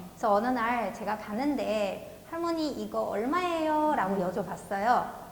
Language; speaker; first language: Korean; non-native, fluent; Chinese